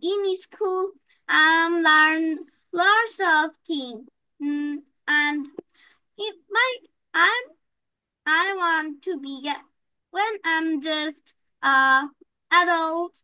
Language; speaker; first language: English; non-native, learner; Bangla